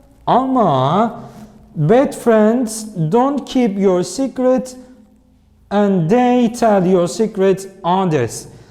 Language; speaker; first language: English; non-native, fluent; Turkish